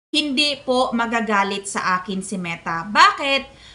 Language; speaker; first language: Filipino; non-native, local second language; Cebuano